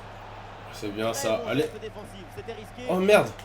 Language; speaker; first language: French; native; French